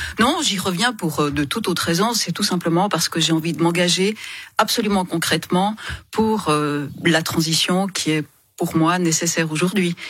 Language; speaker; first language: French; native; French